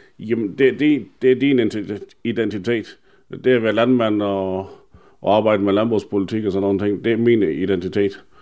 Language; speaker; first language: Danish; native; Danish